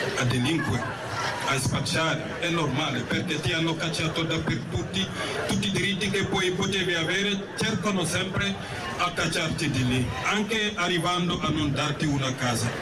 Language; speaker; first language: Italian; non-native, fluent; Wolof